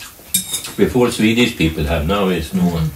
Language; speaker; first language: English; non-native, learner; Swedish